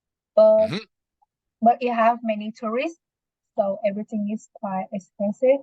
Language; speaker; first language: English; non-native, learner; Vietnamese